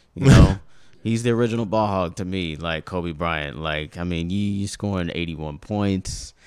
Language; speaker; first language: English; native; English